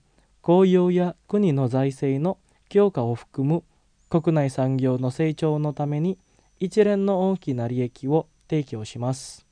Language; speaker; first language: Japanese; non-native, fluent; Indonesian